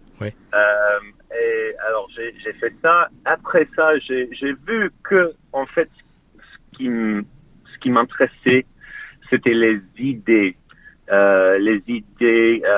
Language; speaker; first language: French; non-native, learner; English